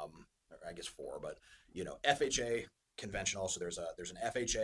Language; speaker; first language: English; native; English